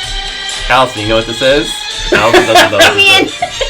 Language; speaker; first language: English; native; English